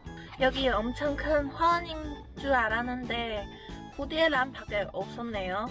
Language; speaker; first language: Korean; early bilingual, heritage; Korean